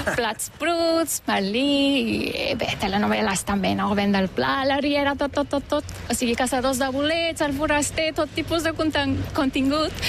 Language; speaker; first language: Catalan; non-native, fluent; Turkish